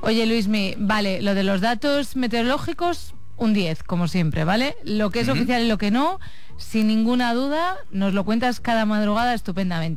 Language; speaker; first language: Spanish; native; Spanish